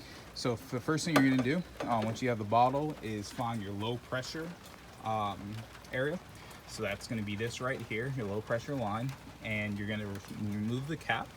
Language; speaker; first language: English; native; English